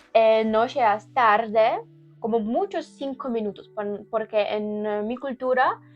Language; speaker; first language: Spanish; non-native, learner; Ukrainian